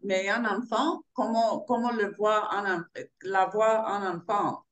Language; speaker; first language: French; non-native, learner; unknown